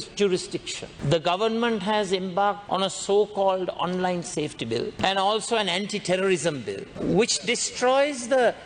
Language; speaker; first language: English; non-native, local second language; Sinhala